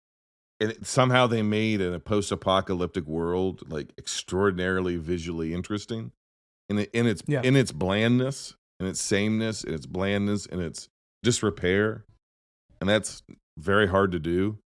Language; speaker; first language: English; native; English